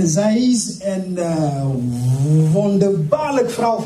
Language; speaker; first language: Dutch; non-native, fluent; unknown